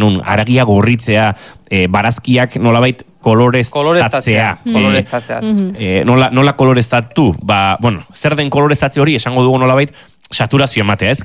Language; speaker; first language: Basque; native; Basque